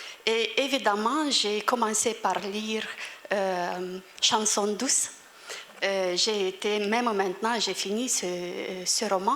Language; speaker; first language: French; non-native, fluent; Romanian